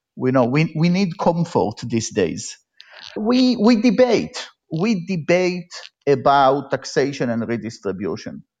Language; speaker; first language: English; non-native, fluent; Hebrew